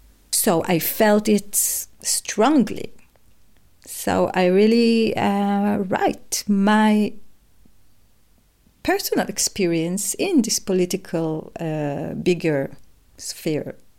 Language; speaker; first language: English; non-native, fluent; Hebrew